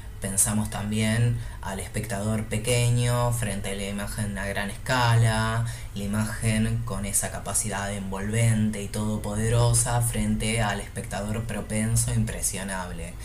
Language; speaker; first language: Spanish; native; Spanish